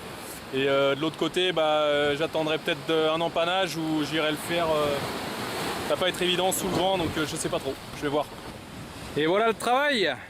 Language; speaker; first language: French; native; French